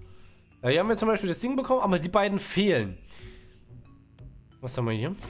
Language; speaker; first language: German; native; German